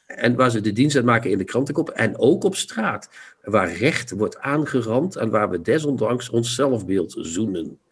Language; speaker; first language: Dutch; non-native, local second language; Limburgish